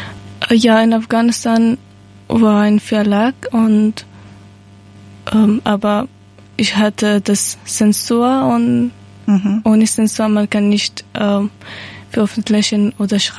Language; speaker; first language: German; non-native, learner; Persian